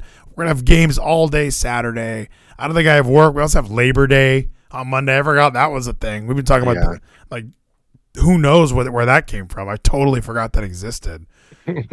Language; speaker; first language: English; native; English